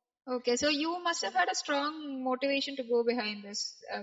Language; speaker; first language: English; non-native, local second language; Malayalam